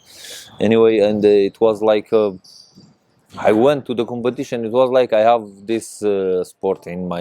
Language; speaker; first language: English; non-native, learner; Persian